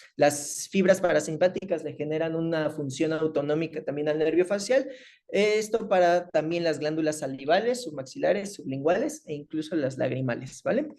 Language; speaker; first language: Spanish; native; Spanish